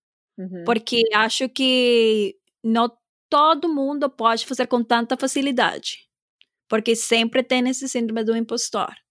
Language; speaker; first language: Portuguese; non-native, fluent; Spanish